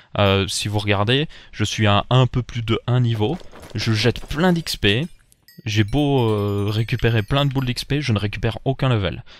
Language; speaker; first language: French; native; French